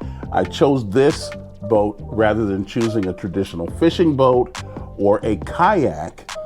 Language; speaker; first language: English; native; English